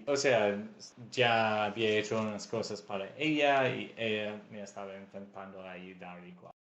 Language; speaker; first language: Spanish; non-native, fluent; English